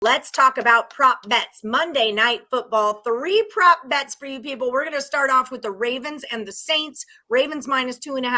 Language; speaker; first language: English; native; English